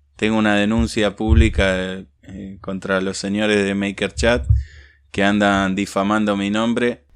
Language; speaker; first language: Spanish; native; Spanish